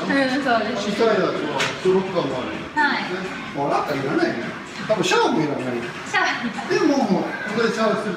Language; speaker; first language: Japanese; non-native, fluent; English